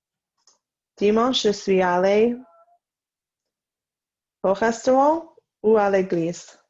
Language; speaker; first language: French; non-native, fluent; English